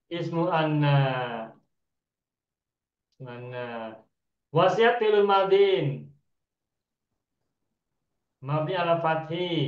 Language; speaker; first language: Arabic; non-native, fluent; Indonesian